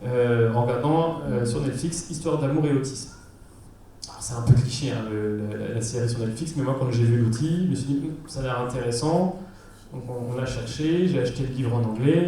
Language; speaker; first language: French; native; French